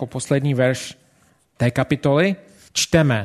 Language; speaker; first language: Czech; non-native, fluent; English